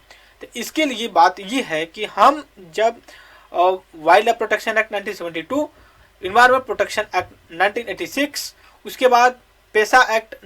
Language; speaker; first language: Hindi; native; Hindi